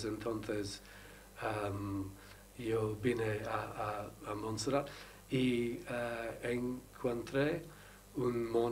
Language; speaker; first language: Spanish; non-native, learner; English